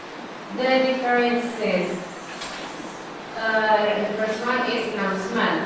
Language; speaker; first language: English; non-native, learner; Indonesian